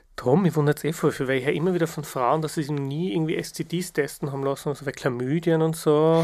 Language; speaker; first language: German; early bilingual, other home language; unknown